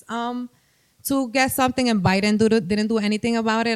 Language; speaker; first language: English; non-native, fluent; Spanish